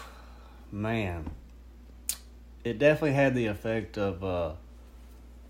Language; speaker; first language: English; native; English